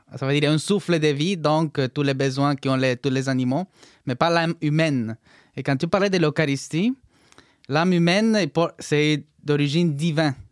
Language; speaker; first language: French; non-native, fluent; Spanish